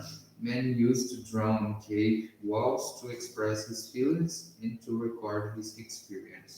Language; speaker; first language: English; non-native, learner; Portuguese